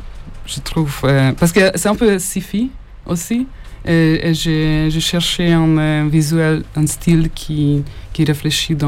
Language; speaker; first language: French; non-native, learner; Hungarian